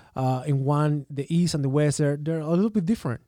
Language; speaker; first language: English; non-native, fluent; Spanish